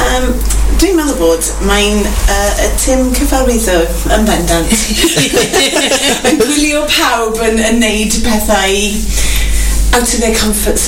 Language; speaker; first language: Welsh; non-native, local second language; English